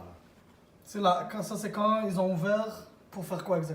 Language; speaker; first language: French; native; French